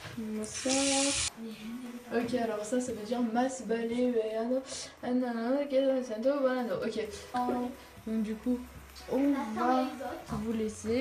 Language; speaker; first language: French; native; French